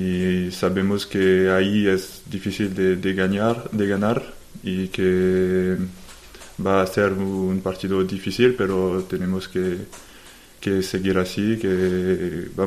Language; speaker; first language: Spanish; non-native, learner; French